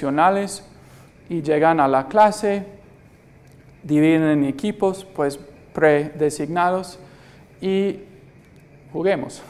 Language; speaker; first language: Spanish; non-native, fluent; English